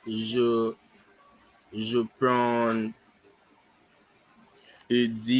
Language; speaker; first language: French; non-native, learner; English